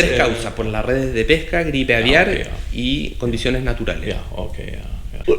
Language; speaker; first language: Spanish; native; Spanish